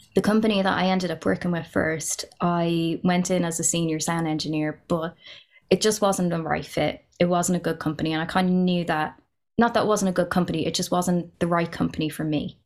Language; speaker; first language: English; native; English